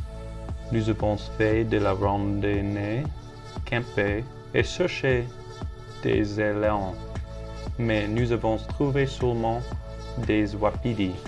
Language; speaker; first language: French; non-native, learner; English